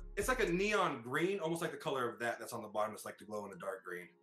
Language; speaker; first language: English; native; English